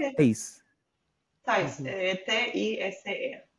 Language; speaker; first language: Spanish; native; Spanish